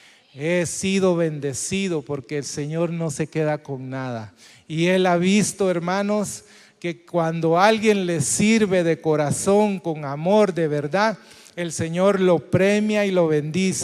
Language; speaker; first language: Spanish; native; Spanish